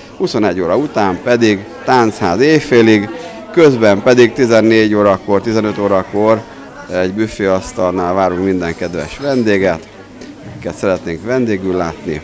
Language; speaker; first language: Hungarian; native; Hungarian